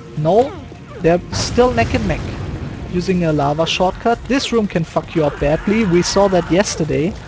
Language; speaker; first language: English; non-native, fluent; German